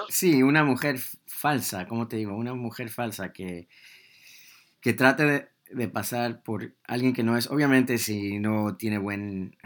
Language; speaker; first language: Spanish; early bilingual, heritage; Spanish